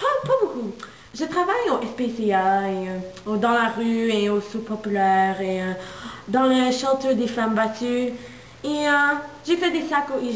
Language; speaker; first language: French; non-native, local second language; English